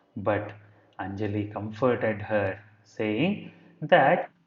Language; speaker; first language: English; non-native, local second language; Kannada